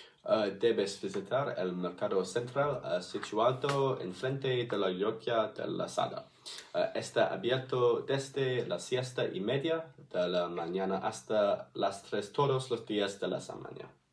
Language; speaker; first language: Spanish; non-native, learner; English